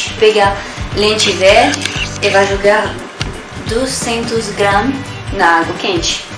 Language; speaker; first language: Portuguese; non-native, learner; French